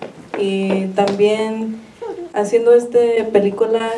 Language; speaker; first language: Spanish; early bilingual, heritage; Spanish